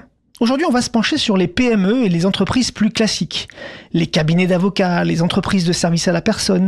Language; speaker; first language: French; native; French